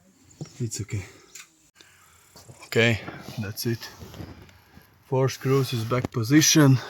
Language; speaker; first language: English; non-native, learner; Latvian